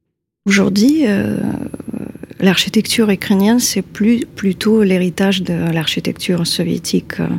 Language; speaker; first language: French; non-native, fluent; Ukrainian